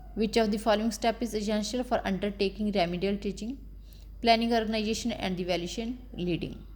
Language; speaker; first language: English; non-native, local second language; Punjabi